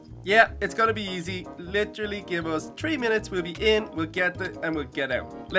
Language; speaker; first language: English; native; English